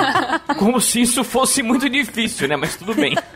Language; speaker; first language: Portuguese; native; Portuguese